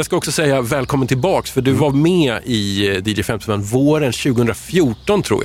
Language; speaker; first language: Swedish; native; Swedish